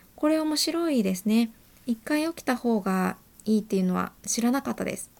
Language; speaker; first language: Japanese; native; Japanese